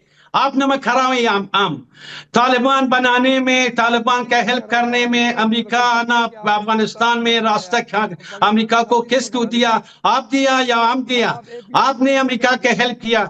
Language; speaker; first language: Hindi; non-native, fluent; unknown